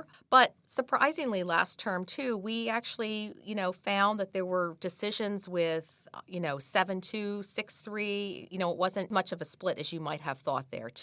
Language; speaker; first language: English; native; English